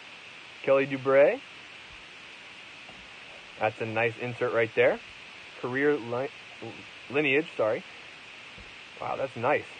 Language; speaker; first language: English; native; English